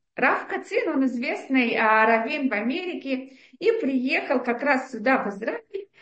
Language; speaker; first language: Russian; native; Russian